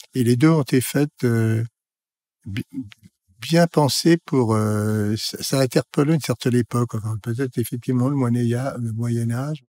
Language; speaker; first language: French; native; French